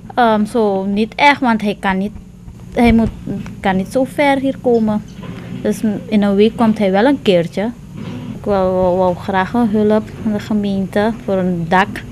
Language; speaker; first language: Dutch; non-native, local second language; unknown